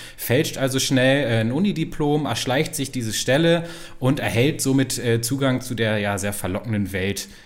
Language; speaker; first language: German; native; German